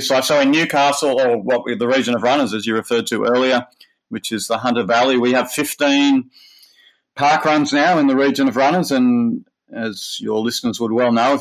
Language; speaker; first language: English; native; English